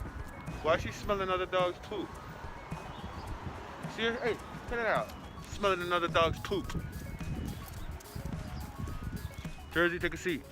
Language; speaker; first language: English; native; English